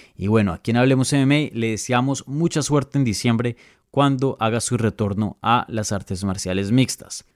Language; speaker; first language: Spanish; native; Spanish